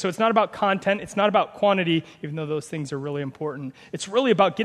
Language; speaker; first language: English; native; English